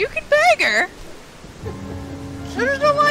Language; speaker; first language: English; native; English